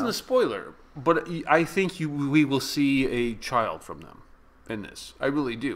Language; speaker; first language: English; native; English